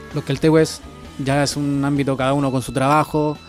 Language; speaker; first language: Spanish; native; Spanish